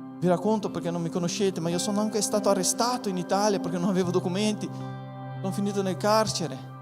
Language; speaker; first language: Italian; non-native, fluent; Portuguese